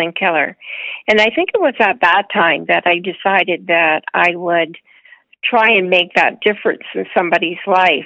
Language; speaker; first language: English; native; English